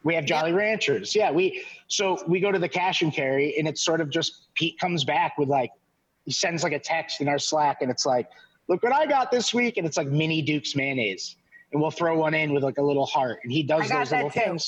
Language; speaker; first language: English; native; English